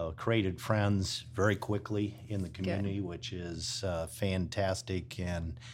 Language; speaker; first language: English; native; English